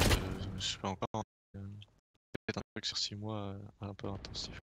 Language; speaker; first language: French; native; French